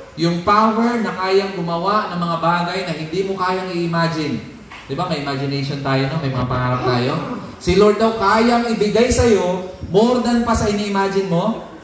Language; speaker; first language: Filipino; non-native, local second language; Cebuano